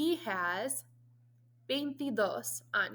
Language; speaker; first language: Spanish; non-native, fluent; English